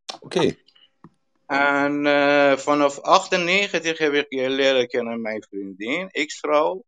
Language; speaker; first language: Dutch; non-native, learner; Persian